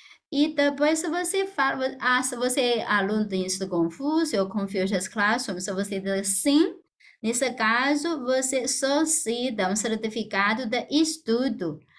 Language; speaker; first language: Portuguese; non-native, fluent; Chinese